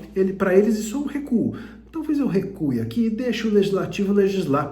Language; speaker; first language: Portuguese; native; Portuguese